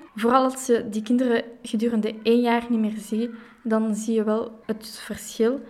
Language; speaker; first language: Dutch; non-native, local second language; French